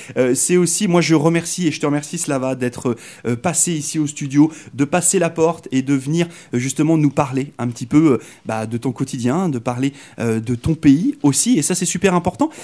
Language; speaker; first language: French; native; French